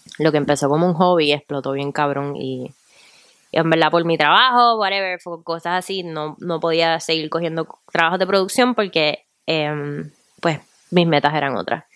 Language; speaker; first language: Spanish; native; Spanish